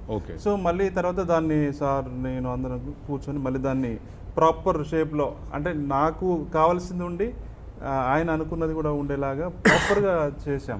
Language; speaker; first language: Telugu; native; Telugu